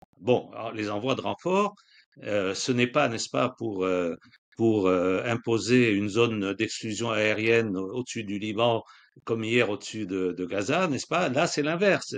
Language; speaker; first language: French; non-native, local second language; Arabic